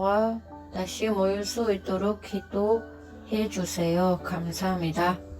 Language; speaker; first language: Korean; non-native, fluent; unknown